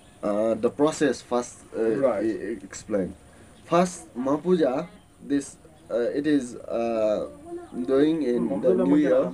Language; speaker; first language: English; non-native, learner; Newari